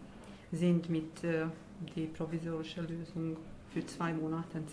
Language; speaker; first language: German; non-native, learner; Hungarian